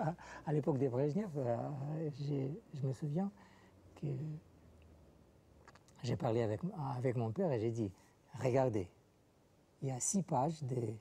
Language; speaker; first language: French; non-native, fluent; Russian